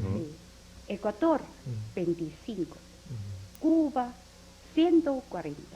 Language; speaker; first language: Spanish; non-native, learner; Chinese